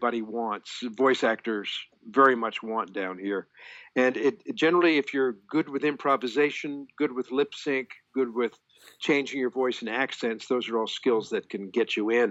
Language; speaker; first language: English; native; English